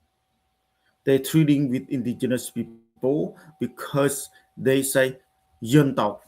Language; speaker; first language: English; non-native, learner; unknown